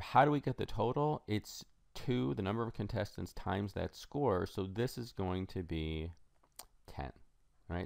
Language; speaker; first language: English; native; English